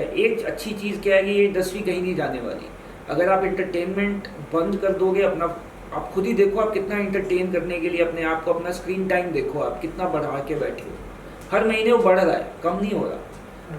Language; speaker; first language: Hindi; native; Hindi